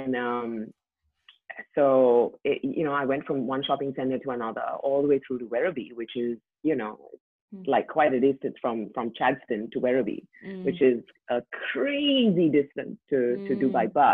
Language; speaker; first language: English; native; English